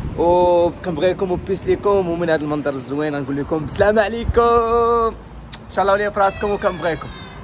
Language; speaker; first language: Arabic; native; Arabic